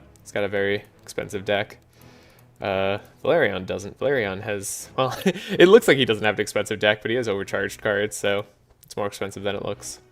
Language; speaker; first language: English; native; English